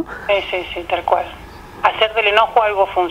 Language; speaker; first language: Spanish; native; Spanish